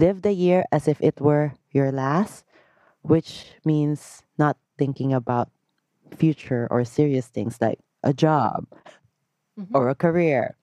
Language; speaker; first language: English; non-native, local second language; Filipino